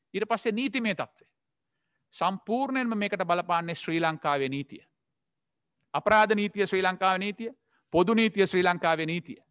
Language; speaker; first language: Sinhala; non-native, local second language; Tamil